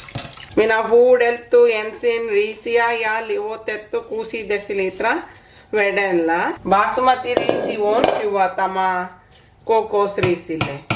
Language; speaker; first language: Finnish; non-native, learner; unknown